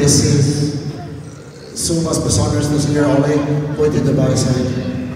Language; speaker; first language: German; non-native, fluent; English